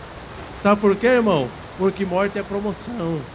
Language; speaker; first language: Portuguese; native; Portuguese